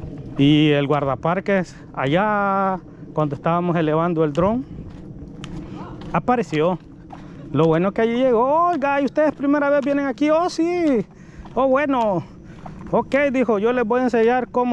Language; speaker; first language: Spanish; native; Spanish